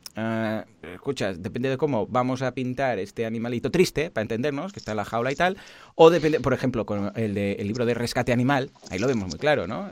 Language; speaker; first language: Spanish; native; Spanish